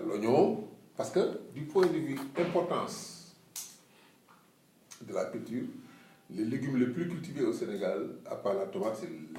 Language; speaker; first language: French; non-native, local second language; Wolof